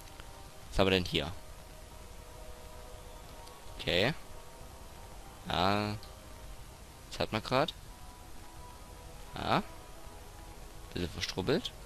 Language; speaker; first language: German; native; German